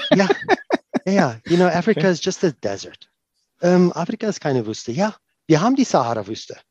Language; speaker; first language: German; non-native, fluent; Afrikaans